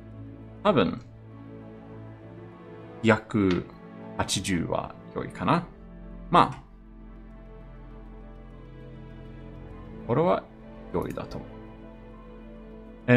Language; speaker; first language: Japanese; non-native, learner; Swedish